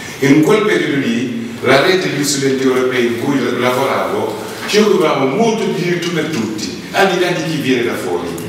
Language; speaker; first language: Italian; non-native, fluent; Wolof